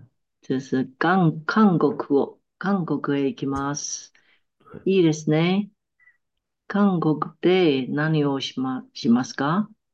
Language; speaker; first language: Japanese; non-native, learner; Chinese